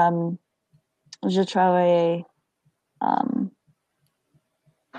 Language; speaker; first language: French; non-native, learner; English